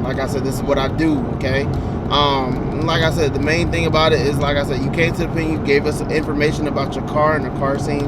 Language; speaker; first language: English; native; English